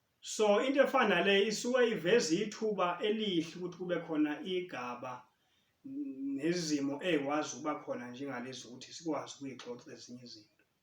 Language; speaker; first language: Zulu; native; Zulu